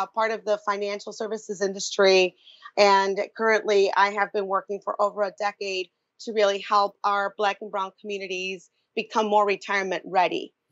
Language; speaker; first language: English; native; English